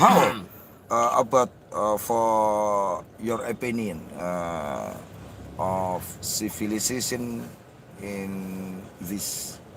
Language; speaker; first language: English; non-native, learner; Indonesian